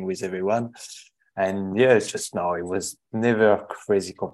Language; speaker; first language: English; non-native, learner; French